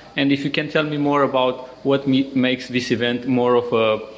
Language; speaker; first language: English; non-native, fluent; Romanian